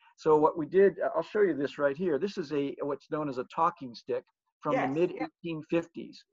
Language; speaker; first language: English; native; English